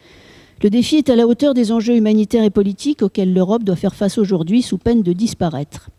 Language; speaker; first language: French; native; French